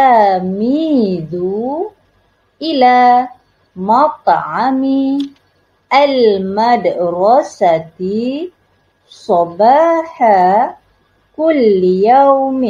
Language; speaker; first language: Arabic; non-native, learner; Malay